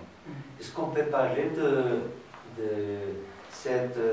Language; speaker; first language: French; non-native, fluent; Spanish